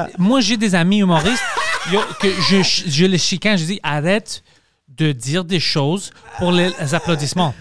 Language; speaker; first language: French; non-native, local second language; English